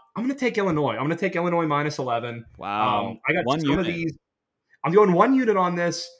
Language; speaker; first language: English; native; English